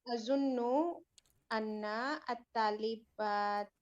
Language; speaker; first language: Arabic; non-native, learner; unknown